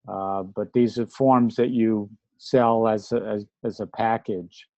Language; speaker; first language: English; native; English